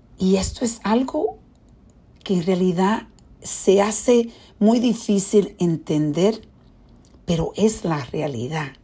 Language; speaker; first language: Spanish; early bilingual, heritage; Spanish